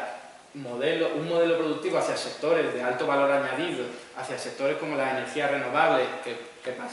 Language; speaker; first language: Spanish; native; Spanish